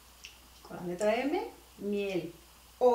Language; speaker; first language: Spanish; native; Spanish